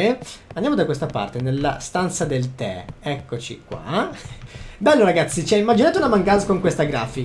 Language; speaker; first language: Italian; native; Italian